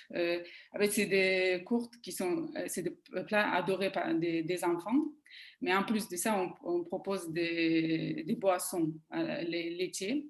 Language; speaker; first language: French; non-native, fluent; Kazakh